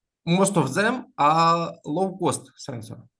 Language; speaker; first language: English; non-native, learner; Ukrainian